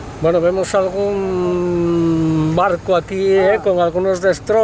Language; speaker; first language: Spanish; native; Spanish